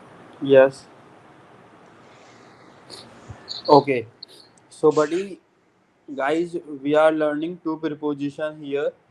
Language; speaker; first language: English; non-native, local second language; Hindi